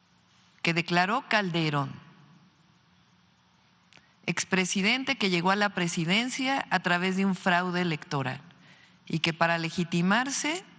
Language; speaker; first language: Spanish; native; Spanish